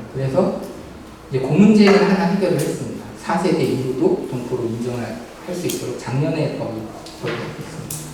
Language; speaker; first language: Korean; native; Korean